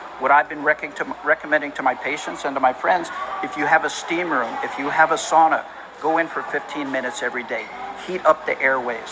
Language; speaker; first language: English; native; English